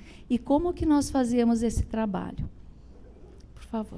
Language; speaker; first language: Portuguese; native; Portuguese